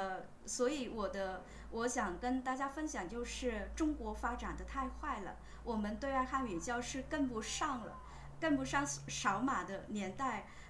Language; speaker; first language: Chinese; non-native, fluent; Vietnamese